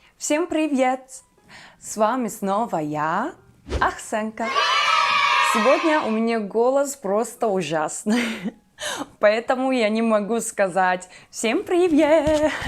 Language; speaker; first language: Russian; non-native, fluent; Turkish